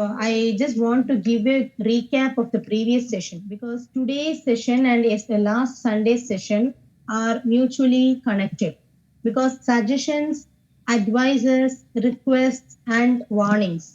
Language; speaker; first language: English; non-native, fluent; Tamil